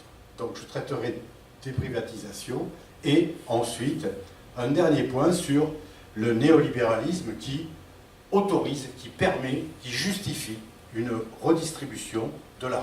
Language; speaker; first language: French; native; French